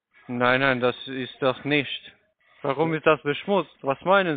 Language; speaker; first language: German; non-native, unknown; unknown